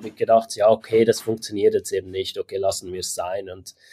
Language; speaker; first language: German; native; German